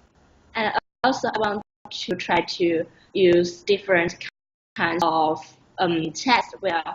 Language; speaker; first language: English; non-native, learner; Chinese